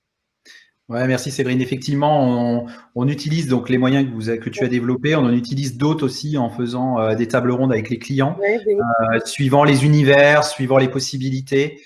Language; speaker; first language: French; native; French